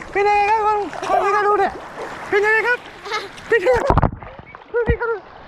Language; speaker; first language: Thai; native; Thai